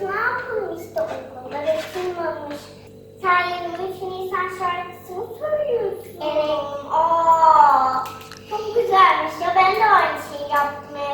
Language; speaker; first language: Turkish; early bilingual, heritage; Turkish